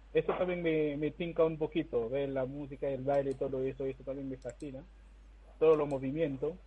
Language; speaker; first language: Spanish; non-native, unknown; Haitian Creole